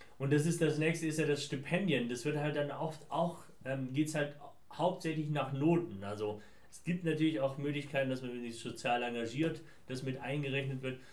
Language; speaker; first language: German; early bilingual, other home language; Persian